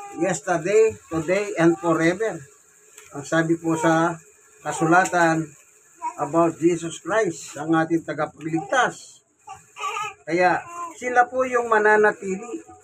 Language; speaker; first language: Filipino; non-native, local second language; Pampanga